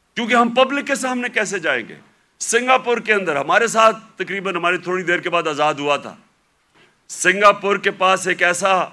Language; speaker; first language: Urdu; native; Urdu